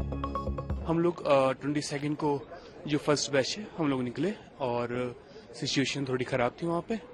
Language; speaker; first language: Hindi; native; Hindi